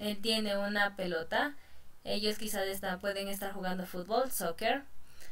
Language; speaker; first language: Spanish; non-native, fluent; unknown